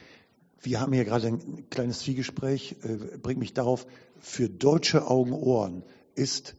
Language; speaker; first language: German; native; German